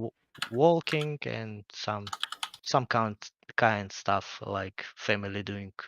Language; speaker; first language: English; non-native, learner; Russian